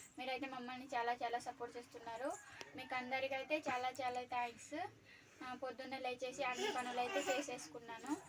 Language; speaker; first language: Telugu; non-native, local second language; Marathi